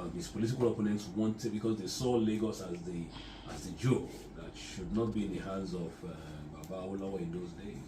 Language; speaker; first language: English; non-native, local second language; Yoruba